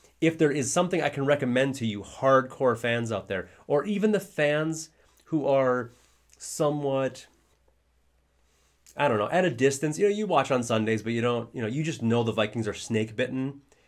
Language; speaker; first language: English; native; English